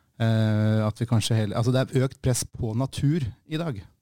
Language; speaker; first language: Norwegian; native; Norwegian